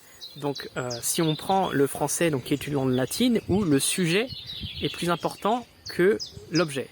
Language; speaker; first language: French; native; French